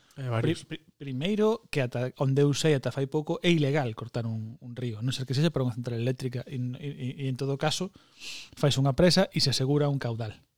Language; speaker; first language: Galician; non-native, local second language; Spanish